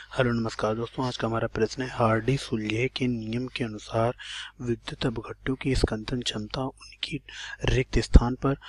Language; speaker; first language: Hindi; native; Hindi